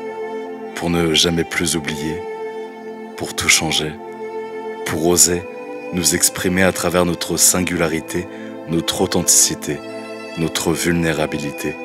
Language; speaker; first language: French; native; French